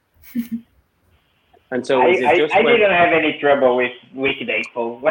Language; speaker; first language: English; non-native, learner; Portuguese